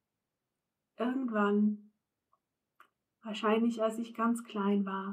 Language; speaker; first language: German; non-native, fluent; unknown